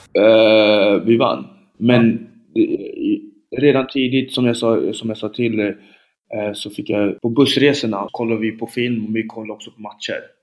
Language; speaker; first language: Swedish; early bilingual, other home language; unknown